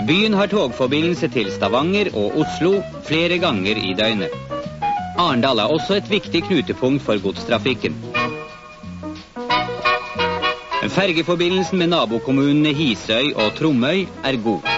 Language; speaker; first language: Norwegian; native; Norwegian